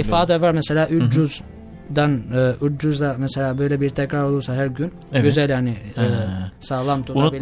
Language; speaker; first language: Turkish; non-native, learner; Albanian